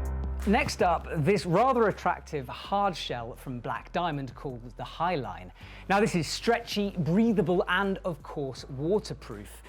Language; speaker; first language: English; native; English